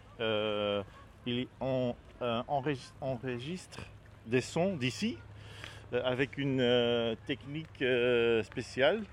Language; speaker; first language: French; non-native, learner; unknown